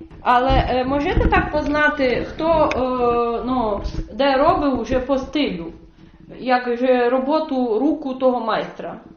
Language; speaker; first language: Ukrainian; native; Ukrainian